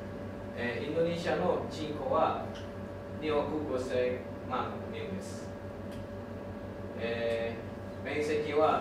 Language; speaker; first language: Japanese; non-native, learner; Indonesian